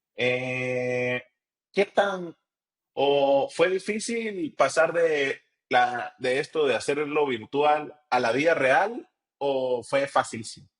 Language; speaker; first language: Spanish; native; Spanish